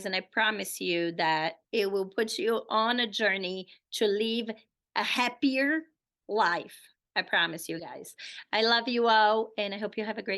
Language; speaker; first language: English; non-native, fluent; Portuguese